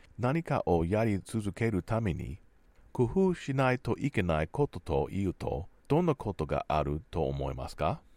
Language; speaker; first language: Japanese; non-native, learner; English